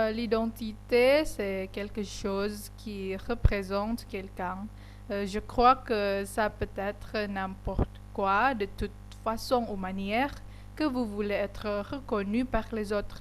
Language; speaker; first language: French; non-native, learner; Indonesian